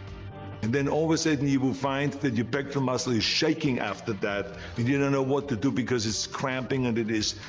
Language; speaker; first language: English; non-native, fluent; German